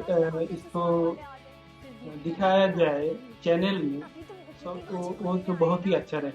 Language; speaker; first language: Hindi; non-native, learner; Bangla